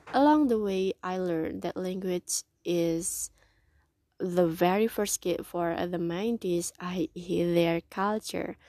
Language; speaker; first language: English; non-native, fluent; Indonesian